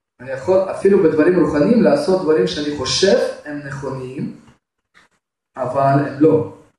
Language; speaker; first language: Hebrew; non-native, fluent; Russian